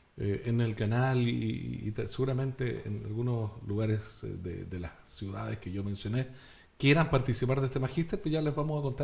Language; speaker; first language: Spanish; native; Spanish